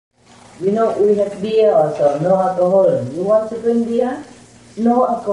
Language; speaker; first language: English; non-native, learner; Vietnamese